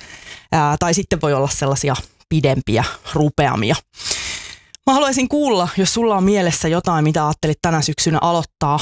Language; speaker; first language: Finnish; native; Finnish